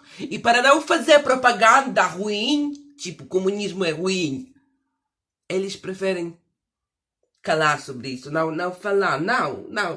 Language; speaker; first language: Portuguese; non-native, fluent; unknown